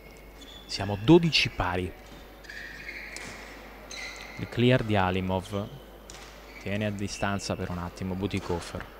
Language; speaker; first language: Italian; native; Italian